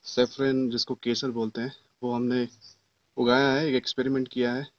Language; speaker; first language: Hindi; native; Hindi